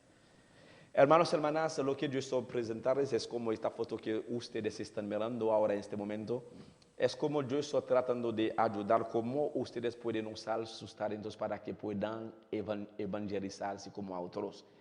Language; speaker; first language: Spanish; non-native, learner; Haitian Creole